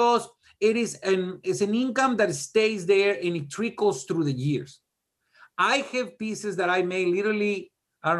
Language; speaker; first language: English; non-native, fluent; Spanish